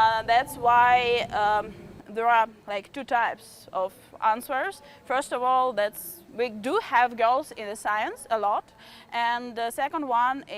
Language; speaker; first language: English; non-native, fluent; Ukrainian